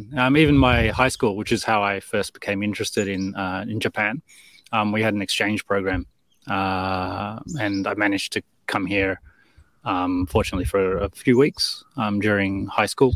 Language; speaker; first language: English; native; English